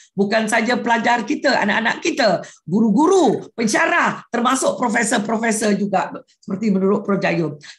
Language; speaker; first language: Malay; non-native, local second language; Iban